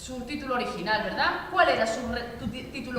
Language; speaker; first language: Spanish; native; Spanish